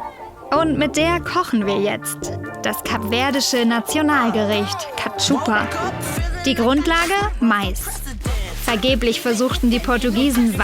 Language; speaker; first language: German; native; German